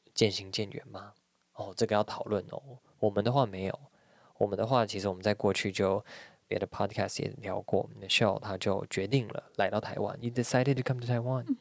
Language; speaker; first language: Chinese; native; Chinese